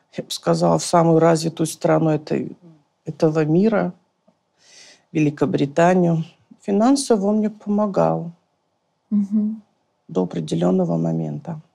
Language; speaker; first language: Russian; native; Russian